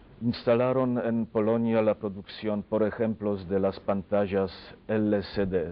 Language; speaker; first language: Spanish; non-native, fluent; Polish